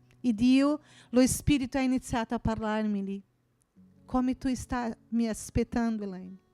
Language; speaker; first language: Italian; non-native, fluent; Portuguese